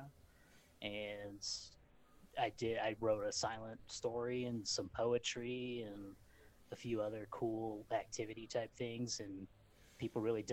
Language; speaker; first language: English; native; English